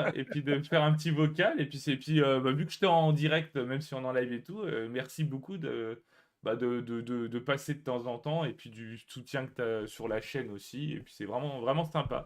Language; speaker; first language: French; native; French